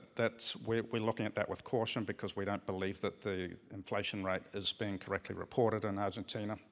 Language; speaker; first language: English; native; English